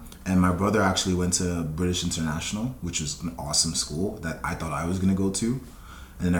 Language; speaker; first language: English; non-native, local second language; Yoruba